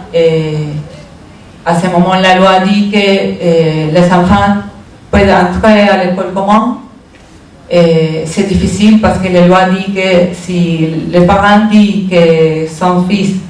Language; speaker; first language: French; non-native, learner; Spanish